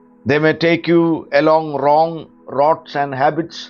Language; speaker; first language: English; non-native, local second language; Malayalam